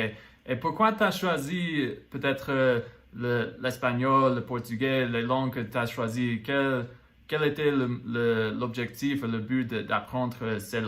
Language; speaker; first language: French; non-native, fluent; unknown